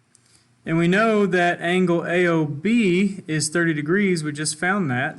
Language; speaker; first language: English; native; English